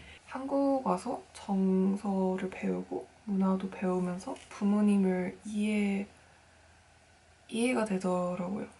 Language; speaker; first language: Korean; early bilingual, heritage; Korean